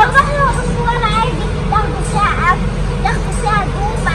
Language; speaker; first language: Arabic; native; Arabic